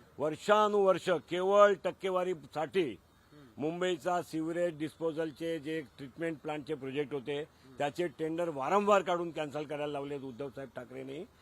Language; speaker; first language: Marathi; non-native, local second language; Gujarati